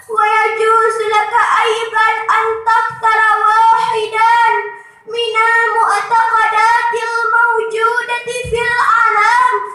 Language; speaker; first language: Arabic; non-native, learner; Achinese